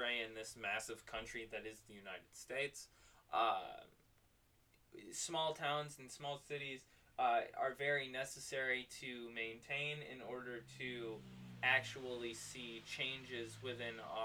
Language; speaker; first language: English; native; English